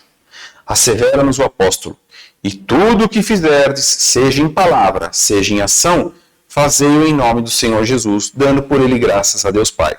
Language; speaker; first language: Portuguese; native; Portuguese